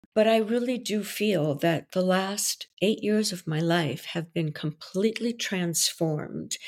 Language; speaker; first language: English; non-native, fluent; French